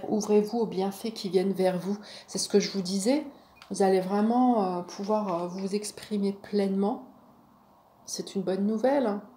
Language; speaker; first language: French; native; French